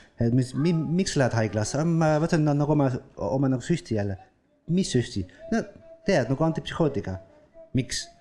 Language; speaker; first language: Estonian; non-native, fluent; Dutch